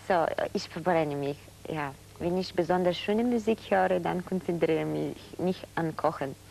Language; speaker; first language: German; non-native, fluent; Bulgarian